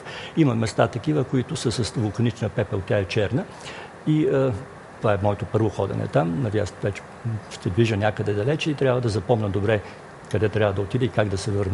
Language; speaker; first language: Bulgarian; native; Bulgarian